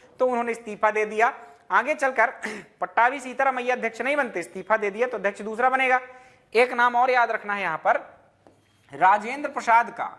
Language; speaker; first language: Hindi; native; Hindi